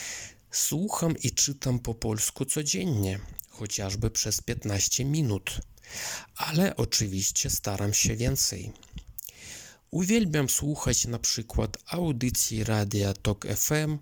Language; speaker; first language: Polish; non-native, fluent; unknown